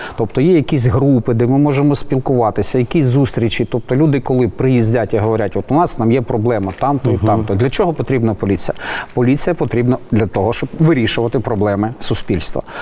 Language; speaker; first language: Ukrainian; non-native, local second language; Russian